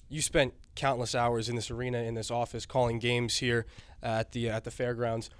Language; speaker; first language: English; native; English